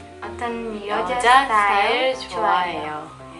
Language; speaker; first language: Korean; non-native, learner; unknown